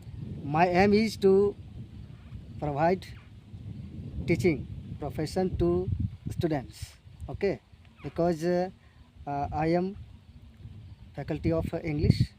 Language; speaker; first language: English; non-native, local second language; Hindi